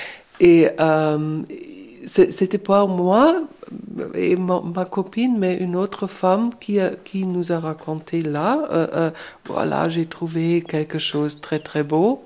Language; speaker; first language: French; non-native, fluent; German